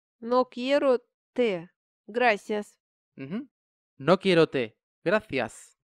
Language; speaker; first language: Spanish; non-native, fluent; Russian